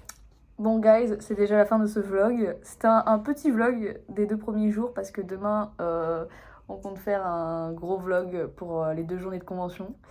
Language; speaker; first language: French; native; French